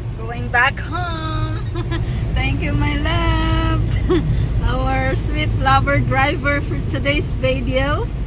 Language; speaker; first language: English; non-native, local second language; Filipino